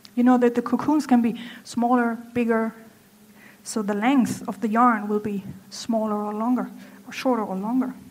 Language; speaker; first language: English; non-native, fluent; German